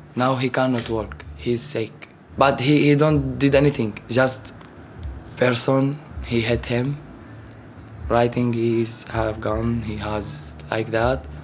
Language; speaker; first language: English; non-native, learner; Arabic